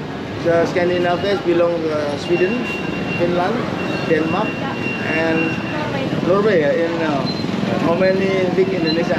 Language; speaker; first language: English; non-native, learner; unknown